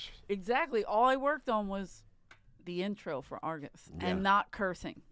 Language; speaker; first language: English; native; English